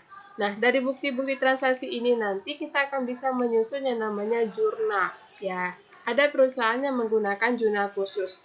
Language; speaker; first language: Indonesian; native; Indonesian